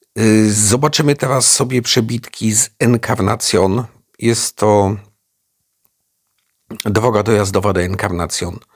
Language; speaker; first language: Polish; native; Polish